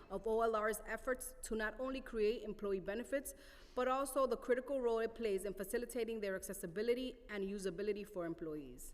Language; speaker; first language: English; non-native, fluent; Spanish